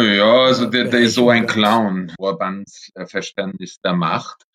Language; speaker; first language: German; non-native, fluent; Hungarian